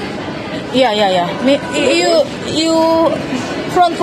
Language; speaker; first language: English; non-native, learner; Filipino